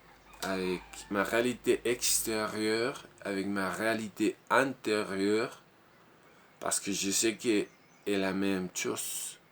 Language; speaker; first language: French; non-native, learner; Spanish